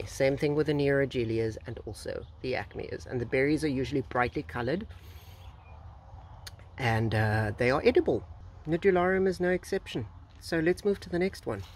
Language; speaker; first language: English; native; English